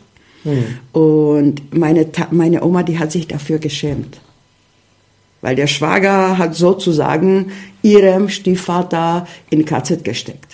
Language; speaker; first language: German; early bilingual, heritage; Czech